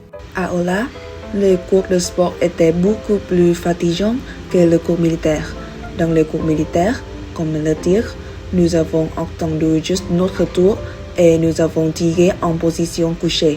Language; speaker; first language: French; non-native, learner; Vietnamese